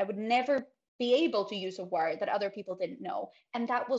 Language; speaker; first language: English; non-native, fluent; Swedish